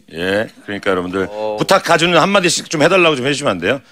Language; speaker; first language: Korean; native; Korean